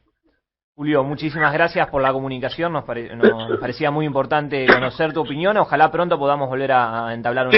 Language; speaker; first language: Spanish; native; Spanish